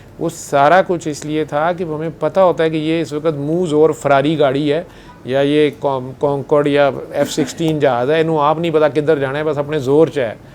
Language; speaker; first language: Urdu; non-native, local second language; Punjabi